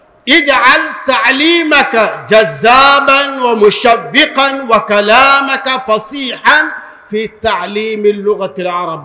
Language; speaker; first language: Arabic; non-native, fluent; Urdu